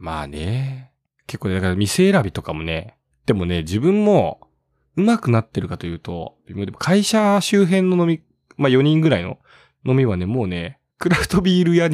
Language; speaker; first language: Japanese; native; Japanese